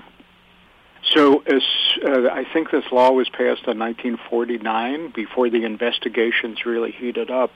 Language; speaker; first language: English; native; English